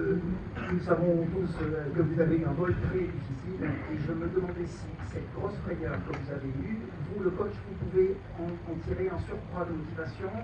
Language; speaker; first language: French; native; French